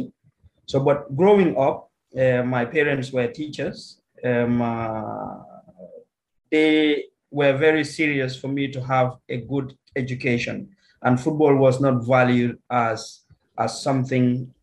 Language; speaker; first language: English; non-native, local second language; Wolof